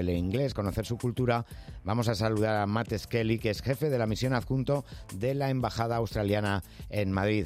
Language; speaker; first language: Spanish; native; Spanish